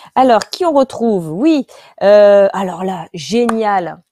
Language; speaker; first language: French; native; French